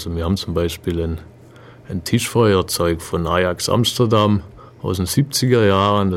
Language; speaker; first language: German; native; German